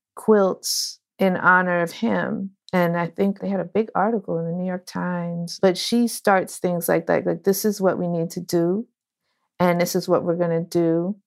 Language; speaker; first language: English; native; English